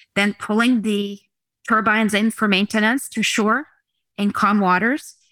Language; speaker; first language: English; non-native, fluent; Norwegian